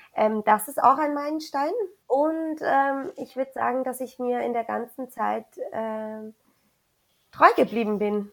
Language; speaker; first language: German; early bilingual, other home language; Spanish